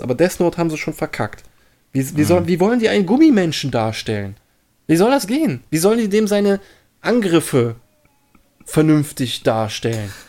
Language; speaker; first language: German; native; German